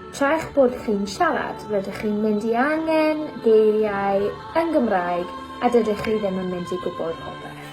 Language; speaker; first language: Welsh; non-native, local second language; English